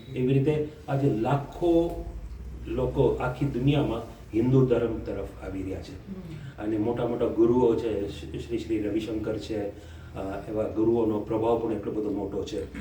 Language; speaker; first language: Gujarati; early bilingual, heritage; Gujarati